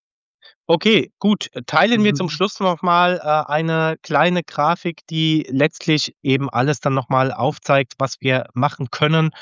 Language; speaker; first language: German; native; German